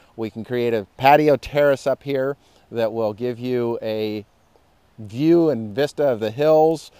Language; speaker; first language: English; native; English